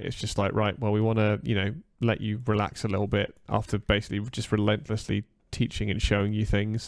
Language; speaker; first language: English; native; English